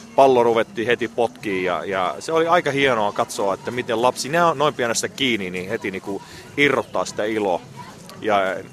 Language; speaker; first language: Finnish; non-native, fluent; Arabic